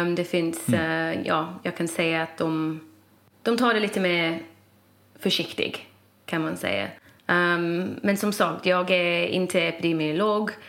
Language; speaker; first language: Swedish; non-native, fluent; English